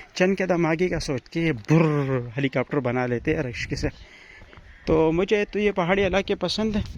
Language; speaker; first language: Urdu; non-native, local second language; Pashto